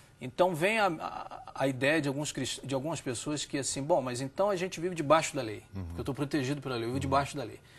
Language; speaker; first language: Portuguese; native; Portuguese